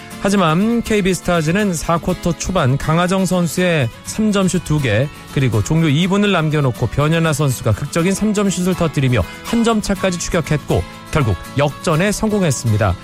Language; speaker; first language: Korean; native; Korean